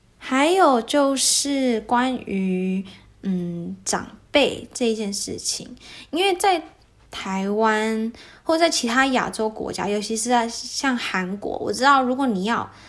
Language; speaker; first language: Chinese; early bilingual, heritage; Chinese